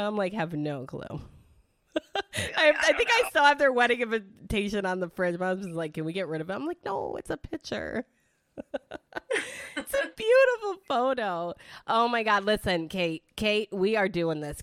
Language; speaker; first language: English; early bilingual, other home language; Italian